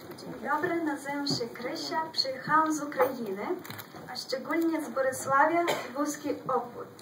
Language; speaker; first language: Polish; non-native, fluent; Ukrainian